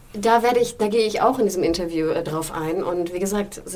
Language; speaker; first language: German; native; German